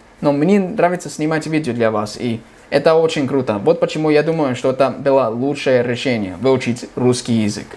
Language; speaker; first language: Russian; non-native, fluent; English